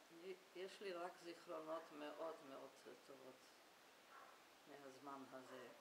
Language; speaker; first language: Hebrew; non-native, fluent; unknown